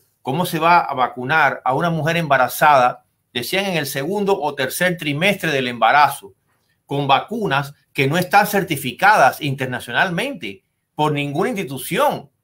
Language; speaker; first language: Spanish; native; Spanish